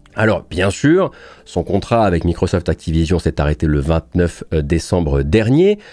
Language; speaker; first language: French; native; French